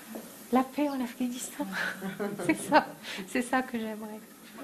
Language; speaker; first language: French; non-native, local second language; Arabic